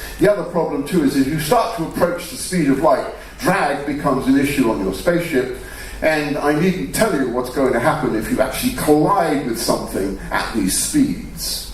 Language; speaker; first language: English; native; English